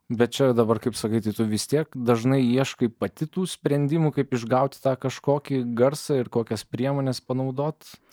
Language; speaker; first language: Lithuanian; native; Lithuanian